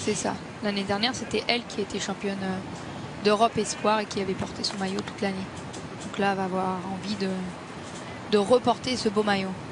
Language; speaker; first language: French; native; French